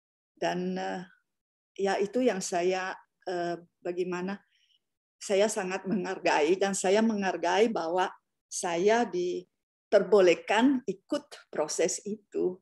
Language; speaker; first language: Indonesian; non-native, fluent; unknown